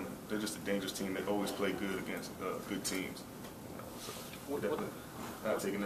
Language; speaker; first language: English; native; English